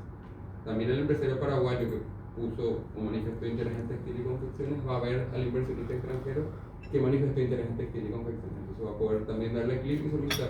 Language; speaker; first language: Spanish; native; Spanish